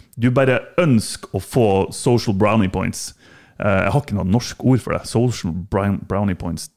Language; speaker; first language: Norwegian; non-native, fluent; German